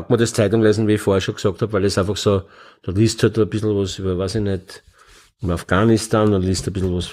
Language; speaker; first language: German; native; German